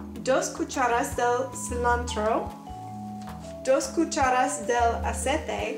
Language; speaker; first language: Spanish; non-native, learner; English